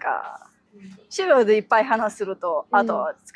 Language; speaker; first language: Japanese; non-native, learner; Ukrainian